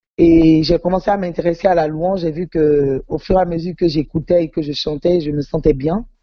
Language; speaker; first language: French; non-native, local second language; Yoruba